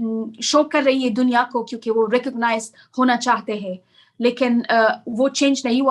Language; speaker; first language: Hindi; non-native, learner; Persian